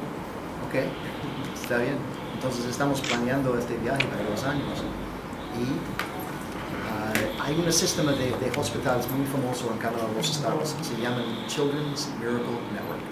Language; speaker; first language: Spanish; non-native, learner; English